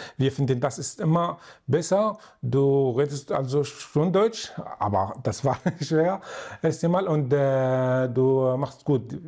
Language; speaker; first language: German; non-native, learner; Arabic